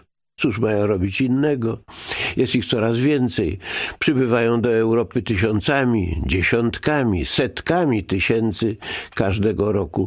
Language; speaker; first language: Polish; native; Polish